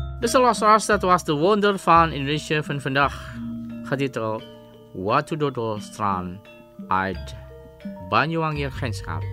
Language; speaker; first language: Dutch; non-native, fluent; Indonesian